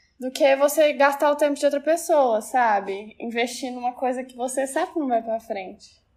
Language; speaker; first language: Portuguese; native; Portuguese